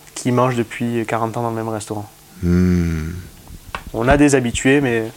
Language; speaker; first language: French; native; French